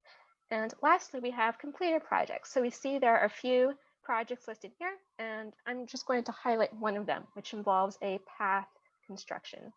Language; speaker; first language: English; native; English